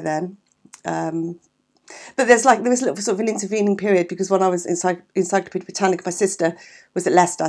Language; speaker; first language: English; native; English